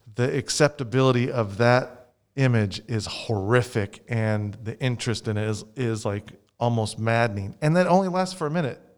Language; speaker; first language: English; native; English